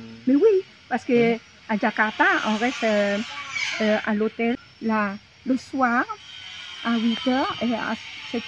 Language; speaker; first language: French; non-native, local second language; Javanese